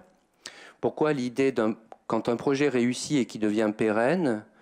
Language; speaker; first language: French; native; French